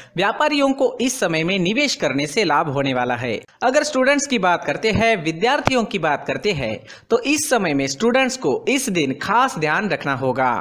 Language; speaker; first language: Hindi; native; Hindi